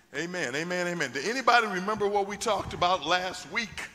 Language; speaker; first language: English; native; English